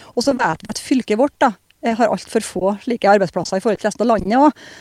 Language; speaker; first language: Norwegian; native; Norwegian